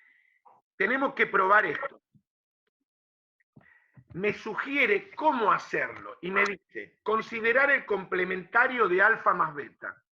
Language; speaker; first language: Spanish; native; Spanish